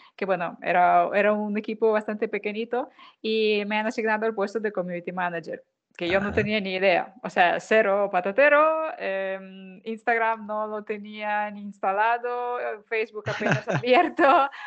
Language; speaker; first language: Spanish; non-native, fluent; Ukrainian